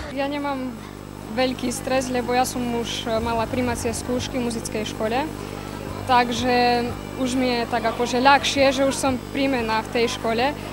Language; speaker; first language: Slovak; native; Slovak